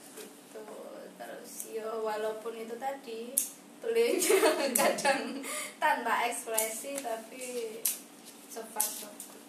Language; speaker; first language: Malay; non-native, local second language; Javanese